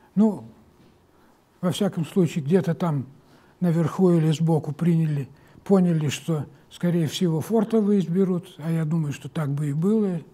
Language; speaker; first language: Russian; native; Russian